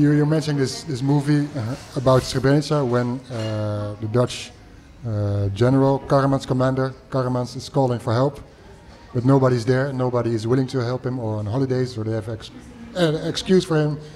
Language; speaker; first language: English; non-native, fluent; Dutch